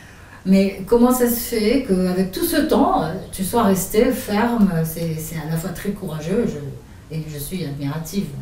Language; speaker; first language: French; native; French